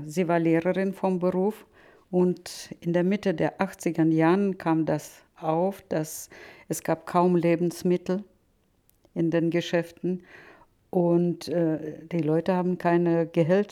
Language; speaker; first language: German; non-native, fluent; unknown